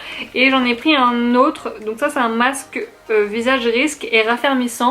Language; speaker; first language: French; native; French